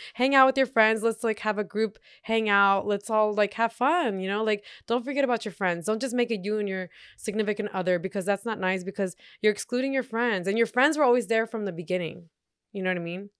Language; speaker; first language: English; native; English